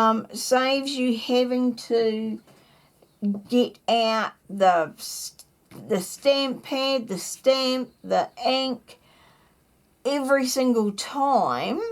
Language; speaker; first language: English; native; English